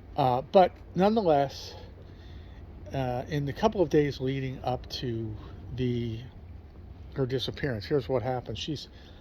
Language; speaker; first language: English; native; English